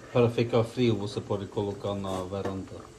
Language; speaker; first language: Portuguese; non-native, fluent; Norwegian